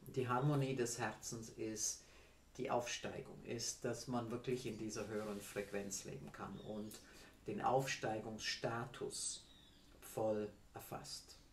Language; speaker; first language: German; non-native, fluent; English